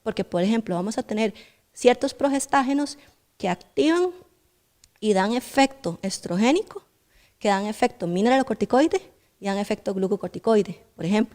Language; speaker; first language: Spanish; native; Spanish